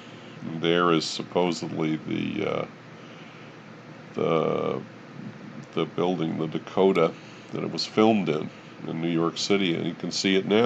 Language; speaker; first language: English; native; English